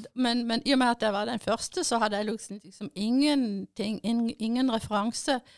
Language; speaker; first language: Norwegian; early bilingual, other home language; German